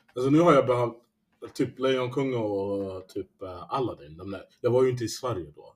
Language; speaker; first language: Swedish; native; Swedish